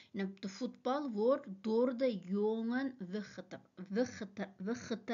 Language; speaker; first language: Dutch; non-native, fluent; Uyghur